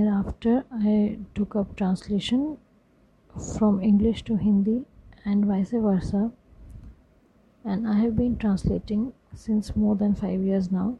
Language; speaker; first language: English; non-native, local second language; Hindi